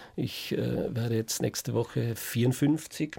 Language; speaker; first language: German; native; German